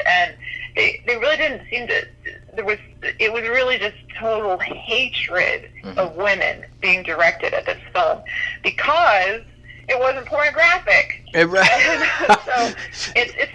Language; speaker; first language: English; native; English